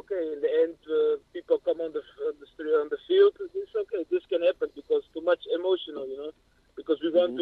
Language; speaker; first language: English; non-native, learner; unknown